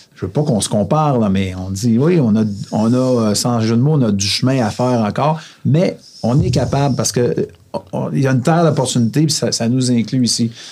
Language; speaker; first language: French; native; French